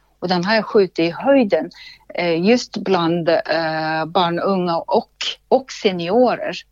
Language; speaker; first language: Swedish; non-native, fluent; Russian